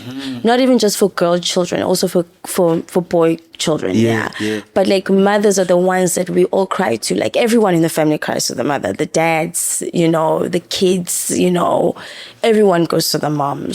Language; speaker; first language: English; non-native, local second language; Zulu